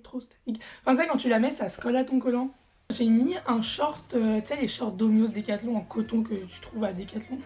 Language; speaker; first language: French; native; French